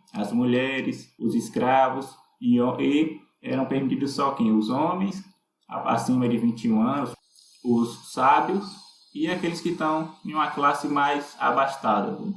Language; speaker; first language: Portuguese; native; Portuguese